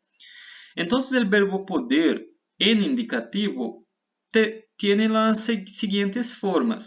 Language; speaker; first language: Spanish; non-native, fluent; Portuguese